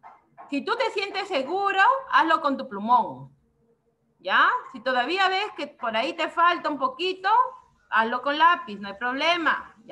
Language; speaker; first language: Spanish; native; Spanish